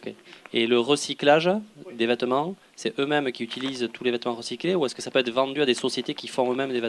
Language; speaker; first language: French; native; French